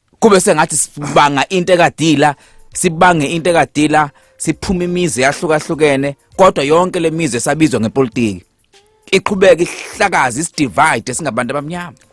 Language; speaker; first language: Zulu; native; Zulu